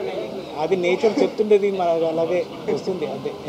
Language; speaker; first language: Telugu; non-native, fluent; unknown